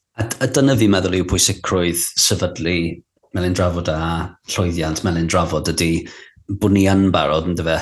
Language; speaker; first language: Welsh; non-native, local second language; English